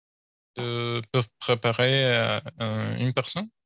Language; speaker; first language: French; non-native, learner; Spanish